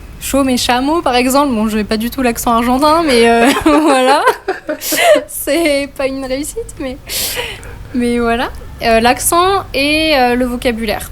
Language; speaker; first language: French; native; French